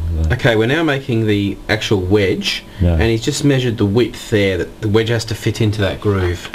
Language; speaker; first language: English; non-native, fluent; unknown